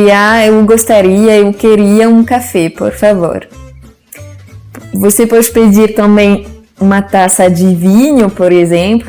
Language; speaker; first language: Portuguese; non-native, fluent; French